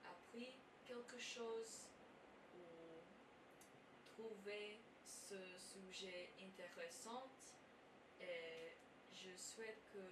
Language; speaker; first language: French; non-native, learner; English